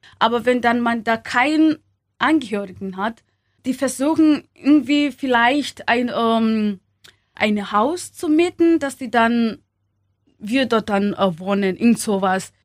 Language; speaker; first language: German; non-native, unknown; Swahili